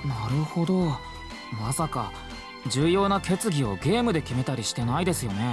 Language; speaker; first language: Japanese; native; Japanese